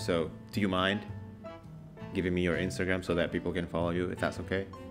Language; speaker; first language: English; non-native, fluent; Indonesian